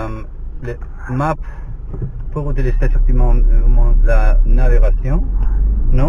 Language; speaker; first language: French; non-native, learner; Spanish